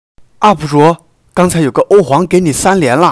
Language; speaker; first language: Chinese; native; Chinese